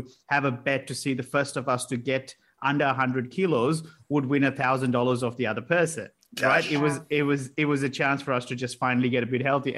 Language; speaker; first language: English; non-native, local second language; Sinhala